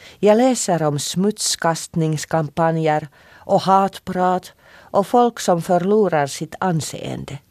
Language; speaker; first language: Swedish; non-native, local second language; Finnish